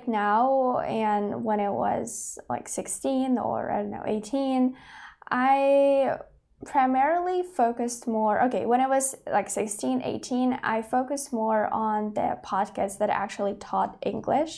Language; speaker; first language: English; non-native, fluent; Russian